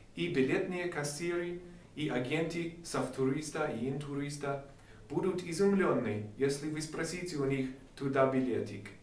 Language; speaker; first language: Russian; non-native, fluent; English